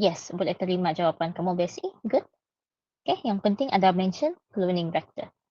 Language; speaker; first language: Malay; native; Malay